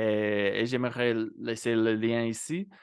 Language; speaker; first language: French; non-native, fluent; English